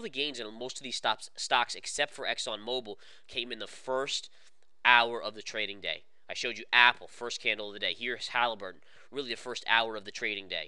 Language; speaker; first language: English; native; English